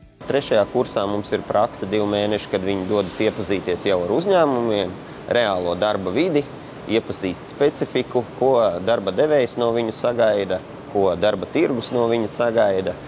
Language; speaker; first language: Latvian; native; Latvian